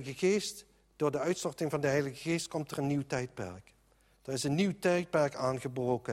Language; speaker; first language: Dutch; native; Dutch